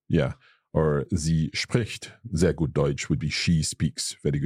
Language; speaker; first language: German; non-native, fluent; English